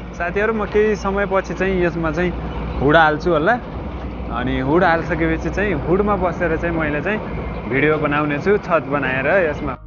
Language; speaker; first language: Nepali; native; Nepali